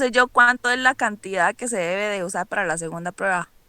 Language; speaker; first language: Spanish; native; Spanish